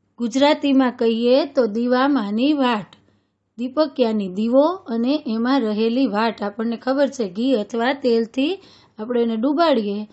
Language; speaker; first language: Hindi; non-native, local second language; Gujarati